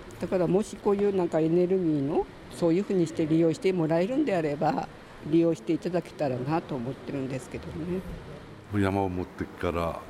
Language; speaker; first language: Japanese; native; Japanese